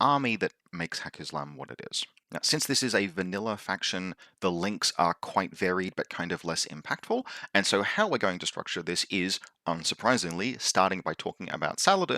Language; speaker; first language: English; native; English